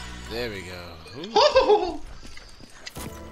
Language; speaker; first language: English; native; English